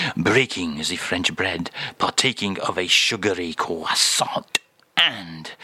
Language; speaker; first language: English; native; English